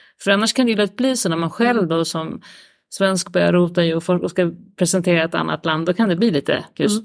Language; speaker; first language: Swedish; native; Swedish